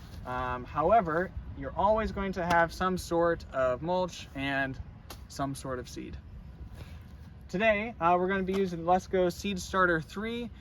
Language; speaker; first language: English; native; English